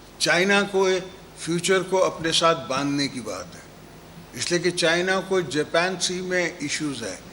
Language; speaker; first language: Urdu; non-native, local second language; Sindhi